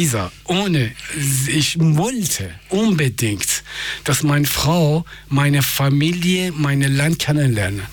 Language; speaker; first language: German; non-native, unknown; Persian